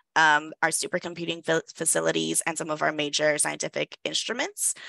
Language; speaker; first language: English; native; English